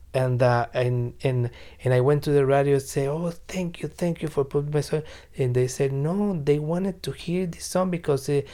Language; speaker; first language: English; non-native, learner; Spanish